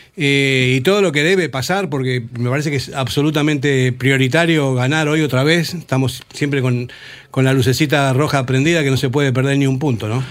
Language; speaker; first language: Spanish; native; Spanish